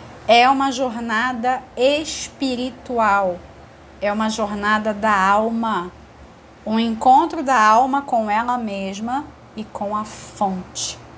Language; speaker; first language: Portuguese; native; Portuguese